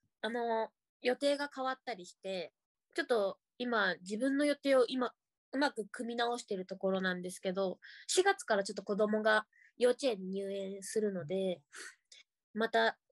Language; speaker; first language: Japanese; native; Japanese